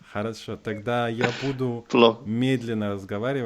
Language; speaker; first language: Russian; early bilingual, heritage; Russian